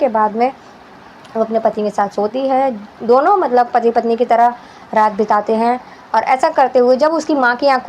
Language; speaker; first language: Hindi; native; Hindi